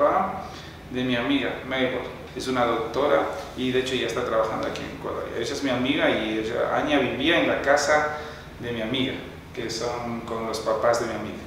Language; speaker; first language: Spanish; native; Spanish